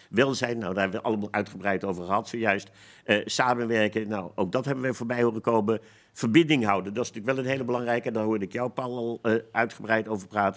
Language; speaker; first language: Dutch; native; Dutch